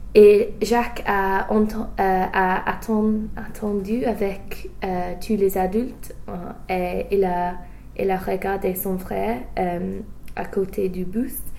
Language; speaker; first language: French; non-native, learner; English